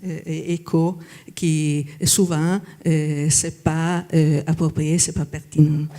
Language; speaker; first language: French; non-native, fluent; Italian